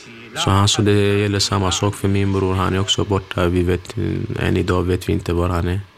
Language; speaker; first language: Swedish; early bilingual, other home language; Kurdish